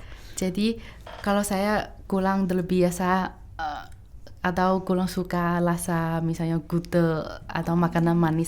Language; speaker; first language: Indonesian; non-native, fluent; Chinese